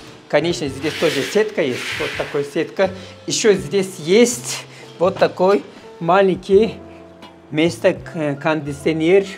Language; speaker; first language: Russian; non-native, learner; Turkish